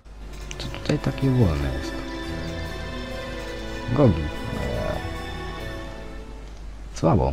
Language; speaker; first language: Polish; native; Polish